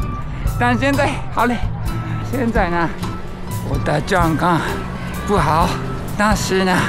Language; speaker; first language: Chinese; non-native, learner; Japanese